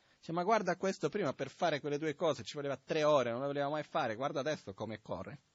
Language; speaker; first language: Italian; non-native, fluent; Portuguese